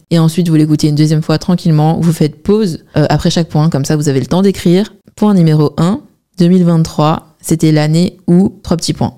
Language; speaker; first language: French; early bilingual, other home language; Chinese